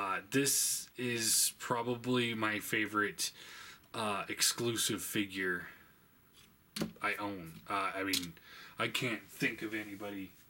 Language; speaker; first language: English; native; English